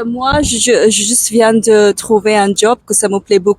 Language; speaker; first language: French; non-native, learner; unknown